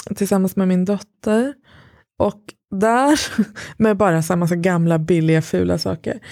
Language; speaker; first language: Swedish; early bilingual, other home language; Persian